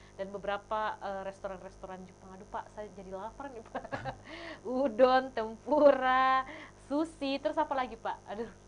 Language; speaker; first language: Indonesian; native; Indonesian